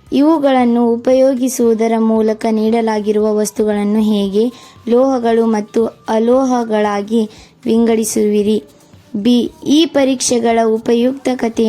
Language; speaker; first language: Kannada; native; Kannada